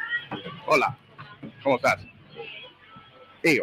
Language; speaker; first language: Spanish; non-native, learner; English